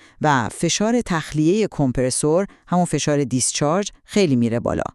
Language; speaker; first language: Persian; native; Persian